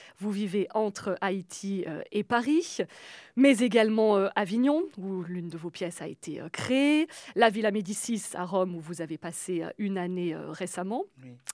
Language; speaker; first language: French; native; French